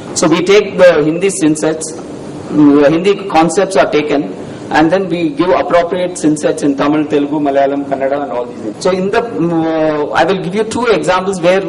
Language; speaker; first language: English; non-native, local second language; Tamil